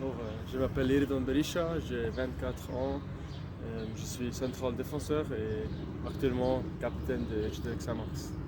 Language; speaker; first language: French; non-native, local second language; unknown